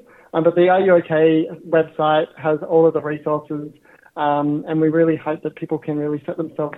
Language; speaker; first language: English; native; English